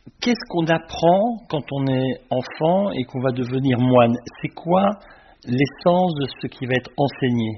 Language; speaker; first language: French; native; French